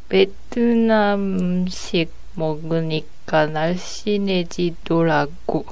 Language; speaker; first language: Korean; non-native, learner; Japanese